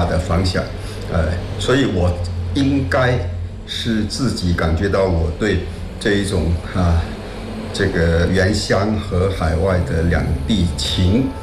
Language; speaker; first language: Chinese; non-native, local second language; Min Nan Chinese